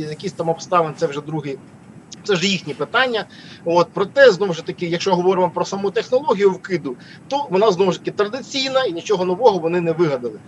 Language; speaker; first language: Ukrainian; native; Ukrainian